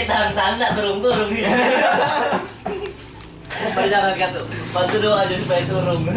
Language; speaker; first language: Indonesian; non-native, local second language; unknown